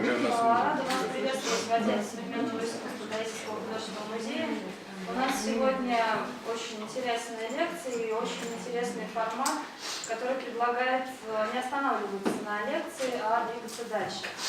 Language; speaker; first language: Russian; native; Russian